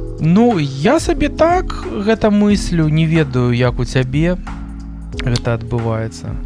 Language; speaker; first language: Belarusian; non-native, local second language; Russian